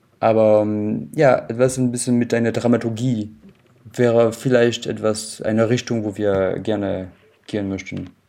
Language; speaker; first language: German; non-native, fluent; French